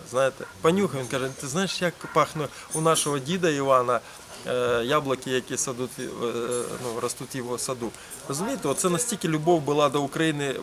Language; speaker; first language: Ukrainian; early bilingual, heritage; Ukrainian